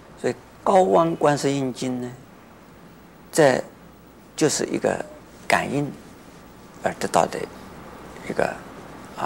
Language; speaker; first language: Chinese; native; Chinese